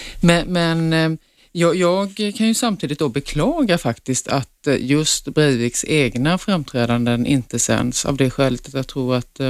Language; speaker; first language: Swedish; native; Swedish